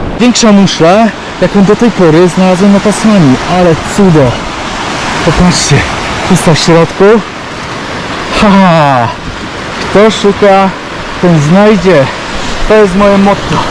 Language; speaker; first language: Polish; native; Polish